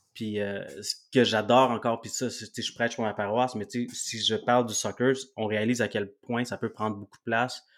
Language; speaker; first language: French; native; French